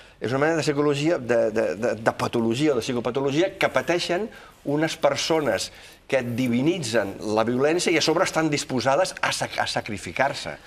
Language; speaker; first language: Catalan; native; Catalan